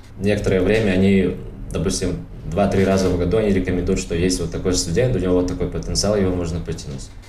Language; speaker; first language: Russian; non-native, local second language; Tajik